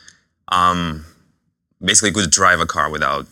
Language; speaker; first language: English; non-native, fluent; Russian